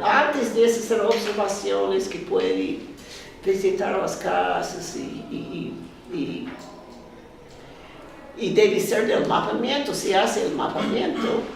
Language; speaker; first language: Spanish; non-native, fluent; English